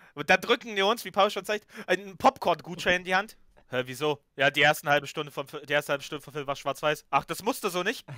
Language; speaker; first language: German; early bilingual, other home language; Ukrainian